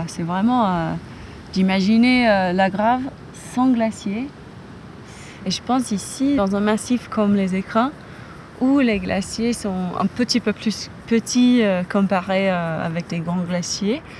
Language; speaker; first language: French; non-native, fluent; English